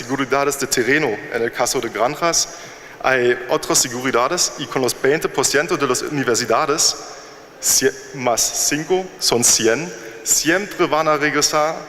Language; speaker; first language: Spanish; non-native, learner; German